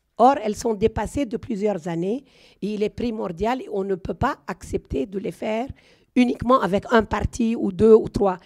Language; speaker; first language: French; non-native, local second language; Arabic